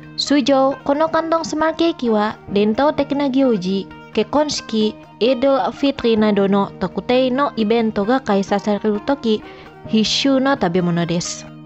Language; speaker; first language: Japanese; non-native, fluent; Indonesian